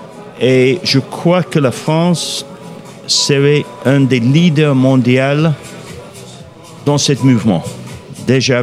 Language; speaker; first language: French; non-native, fluent; English